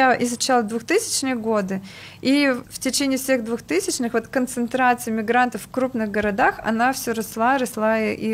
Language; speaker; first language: Russian; native; Russian